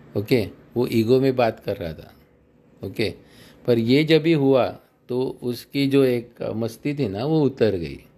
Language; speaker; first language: Hindi; non-native, local second language; Marathi